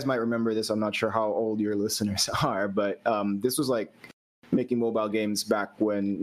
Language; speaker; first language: English; non-native, local second language; Filipino